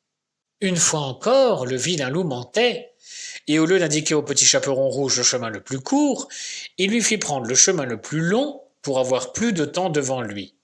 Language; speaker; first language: French; native; French